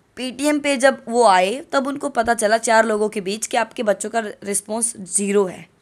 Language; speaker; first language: Hindi; native; Hindi